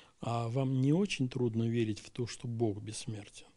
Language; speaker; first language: Russian; native; Russian